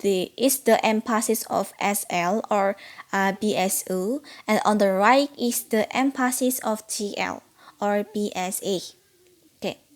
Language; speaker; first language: English; non-native, learner; Indonesian